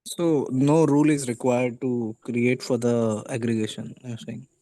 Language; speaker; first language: English; non-native, local second language; Hindi